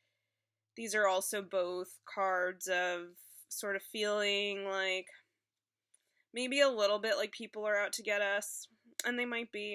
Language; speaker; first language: English; native; English